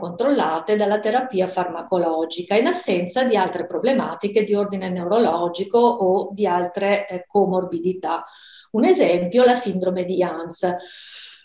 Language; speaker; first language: Italian; native; Italian